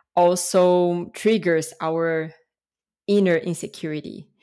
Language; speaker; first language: English; non-native, fluent; Portuguese